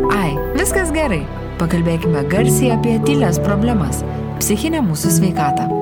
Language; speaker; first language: Lithuanian; native; Lithuanian